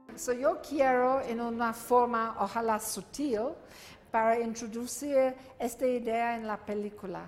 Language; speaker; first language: Spanish; non-native, learner; English